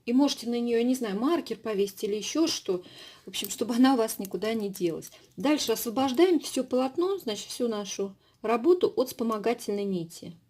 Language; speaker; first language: Russian; native; Russian